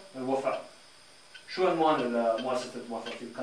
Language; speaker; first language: Arabic; non-native, learner; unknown